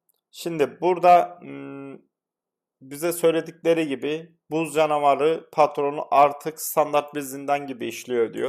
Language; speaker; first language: Turkish; native; Turkish